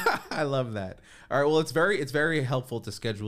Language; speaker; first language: English; native; English